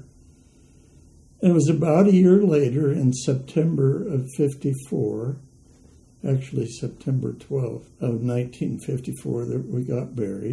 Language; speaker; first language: English; native; English